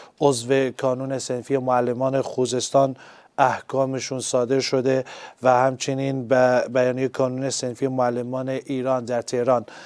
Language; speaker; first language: Persian; non-native, local second language; Central Kurdish